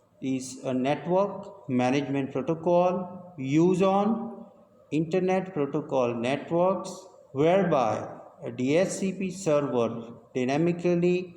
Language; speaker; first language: English; non-native, local second language; Gujarati